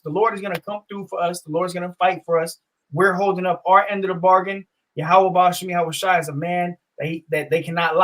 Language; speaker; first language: English; native; English